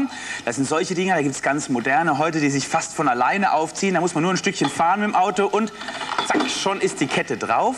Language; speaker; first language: German; native; German